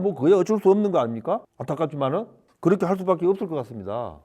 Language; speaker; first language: Korean; native; Korean